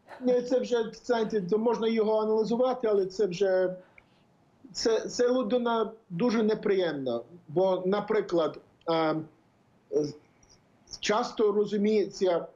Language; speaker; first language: Ukrainian; early bilingual, heritage; English